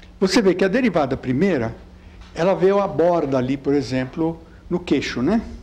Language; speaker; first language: Portuguese; early bilingual, other home language; Italian